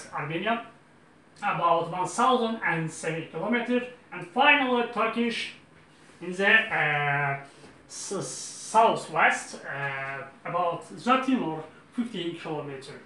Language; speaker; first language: English; non-native, learner; Azerbaijani